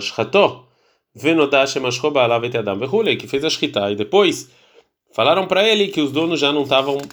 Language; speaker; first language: Portuguese; early bilingual, heritage; Portuguese